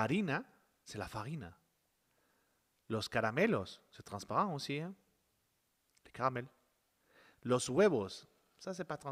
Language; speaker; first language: French; non-native, fluent; Spanish